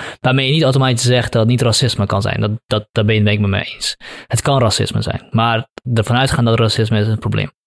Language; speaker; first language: Dutch; early bilingual, other home language; Kurdish